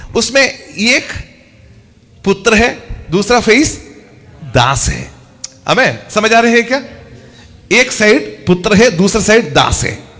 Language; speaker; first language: Hindi; non-native, local second language; Malayalam